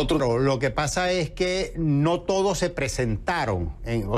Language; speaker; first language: Spanish; native; Spanish